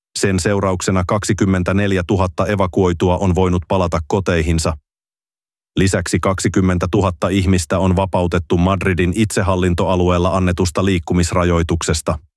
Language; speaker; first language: Finnish; native; Finnish